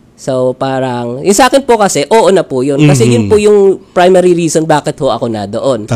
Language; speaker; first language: Filipino; native; Filipino